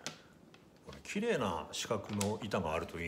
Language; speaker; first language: Japanese; native; Japanese